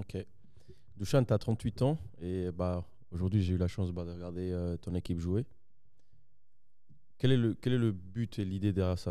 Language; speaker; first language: French; native; French